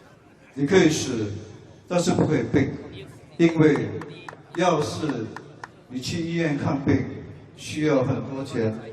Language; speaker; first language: Chinese; non-native, local second language; English